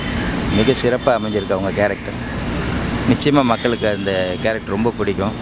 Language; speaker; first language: Tamil; native; Tamil